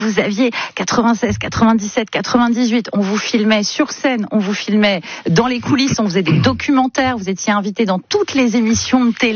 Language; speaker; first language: French; native; French